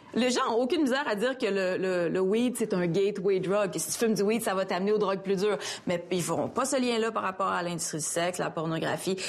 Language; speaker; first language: French; native; French